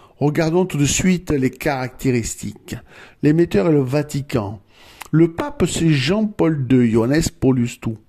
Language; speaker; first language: French; native; French